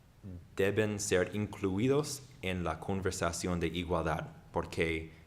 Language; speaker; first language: Spanish; non-native, fluent; English